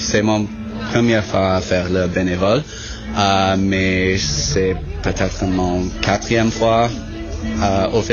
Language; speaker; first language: French; non-native, local second language; English